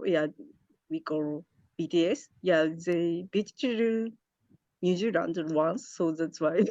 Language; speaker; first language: English; non-native, learner; Japanese